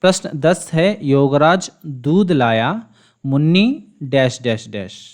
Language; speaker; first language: Hindi; non-native, local second language; Kannada